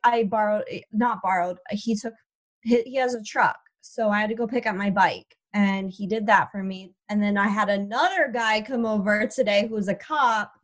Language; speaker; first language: English; native; English